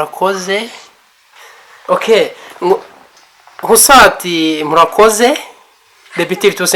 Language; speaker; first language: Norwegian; non-native, learner; Kinyarwanda